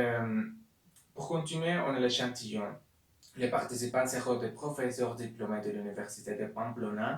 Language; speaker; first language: French; non-native, learner; Spanish